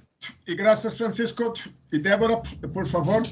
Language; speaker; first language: Spanish; non-native, learner; Portuguese